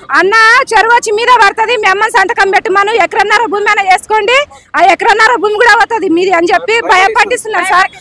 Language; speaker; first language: Telugu; native; Telugu